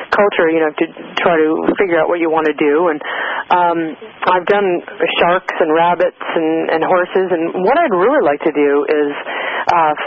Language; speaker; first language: English; native; English